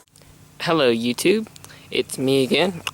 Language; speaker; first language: English; native; English